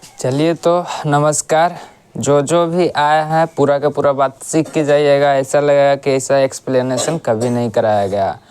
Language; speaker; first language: Hindi; native; Hindi